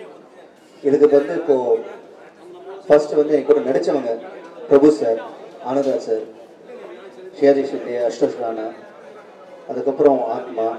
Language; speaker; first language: Tamil; native; Tamil